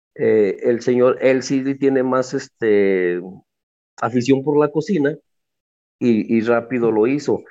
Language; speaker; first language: Spanish; native; Spanish